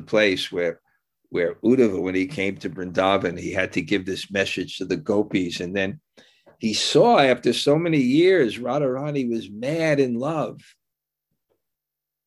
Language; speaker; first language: English; native; English